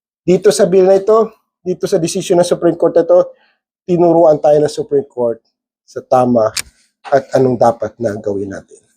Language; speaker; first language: Filipino; non-native, local second language; Maguindanaon